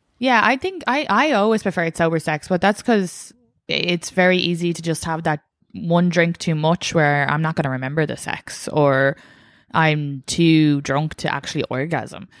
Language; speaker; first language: English; native; English